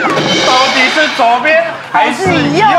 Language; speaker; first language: Chinese; native; Chinese